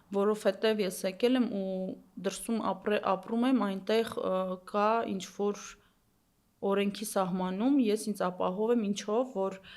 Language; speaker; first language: Armenian; early bilingual, heritage; Armenian